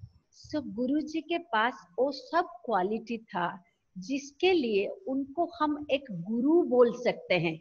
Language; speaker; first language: Hindi; non-native, local second language; Odia